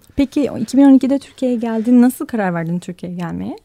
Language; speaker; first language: Turkish; native; Turkish